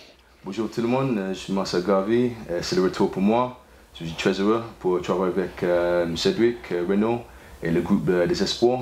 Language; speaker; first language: French; non-native, fluent; English